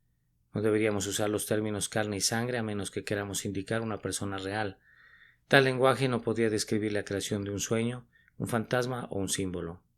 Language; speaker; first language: Spanish; native; Spanish